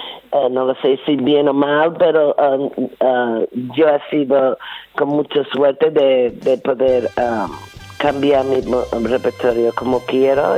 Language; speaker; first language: Spanish; non-native, fluent; English